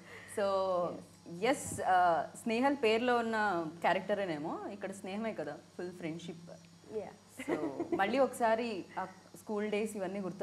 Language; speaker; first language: Telugu; native; Telugu